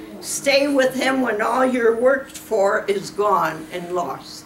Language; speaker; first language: English; early bilingual, other home language; Ukrainian